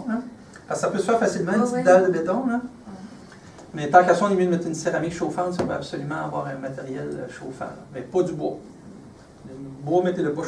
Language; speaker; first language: French; native; French